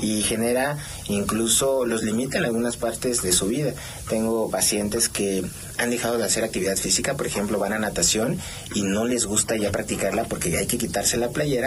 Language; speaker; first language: Spanish; native; Spanish